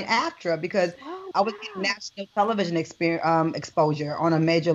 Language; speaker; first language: English; native; English